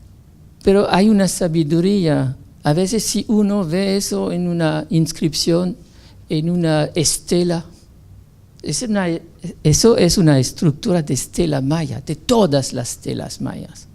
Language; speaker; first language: Spanish; non-native, fluent; French